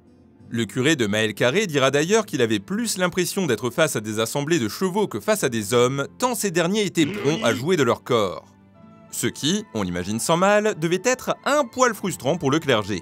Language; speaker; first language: French; native; French